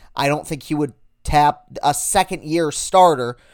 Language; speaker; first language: English; native; English